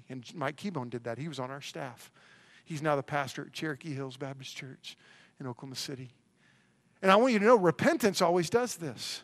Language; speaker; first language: English; native; English